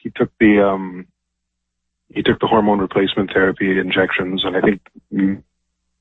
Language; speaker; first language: English; native; English